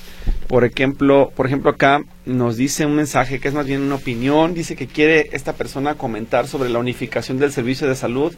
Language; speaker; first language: Spanish; native; Spanish